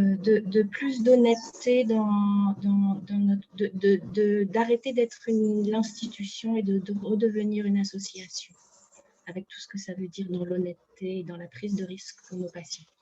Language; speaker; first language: French; native; French